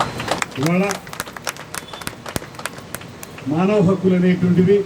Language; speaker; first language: Telugu; native; Telugu